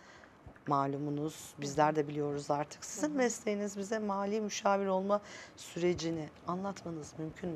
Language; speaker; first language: Turkish; native; Turkish